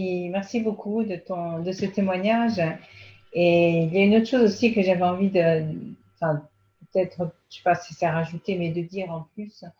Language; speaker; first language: French; native; French